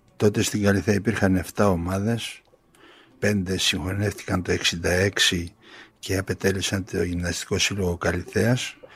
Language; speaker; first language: Greek; native; Greek